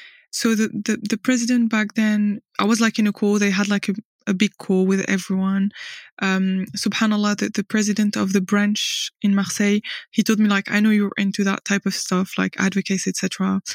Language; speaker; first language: English; non-native, fluent; French